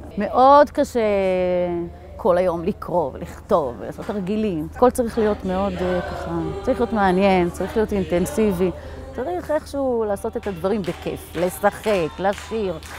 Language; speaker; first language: Hebrew; native; Hebrew